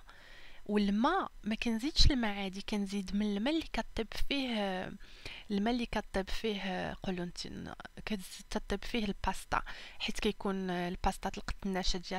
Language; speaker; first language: Arabic; native; Arabic